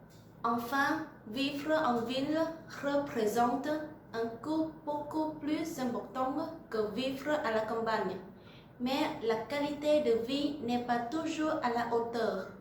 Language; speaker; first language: French; non-native, learner; Vietnamese